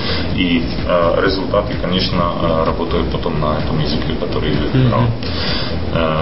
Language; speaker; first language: Russian; non-native, fluent; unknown